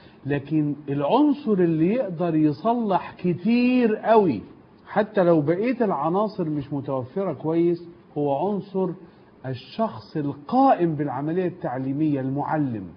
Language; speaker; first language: Arabic; native; Arabic